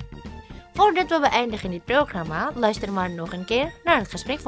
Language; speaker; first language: Dutch; non-native, learner; Indonesian